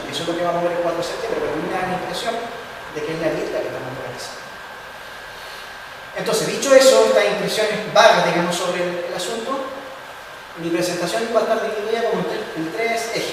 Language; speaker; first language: Spanish; native; Spanish